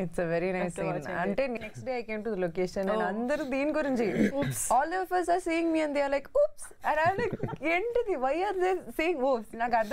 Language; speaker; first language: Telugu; non-native, fluent; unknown